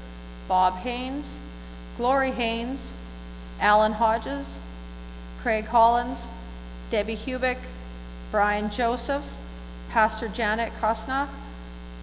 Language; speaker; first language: English; native; English